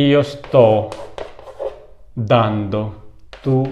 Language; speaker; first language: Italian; non-native, fluent; Urdu